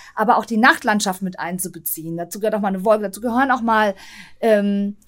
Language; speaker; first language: German; native; German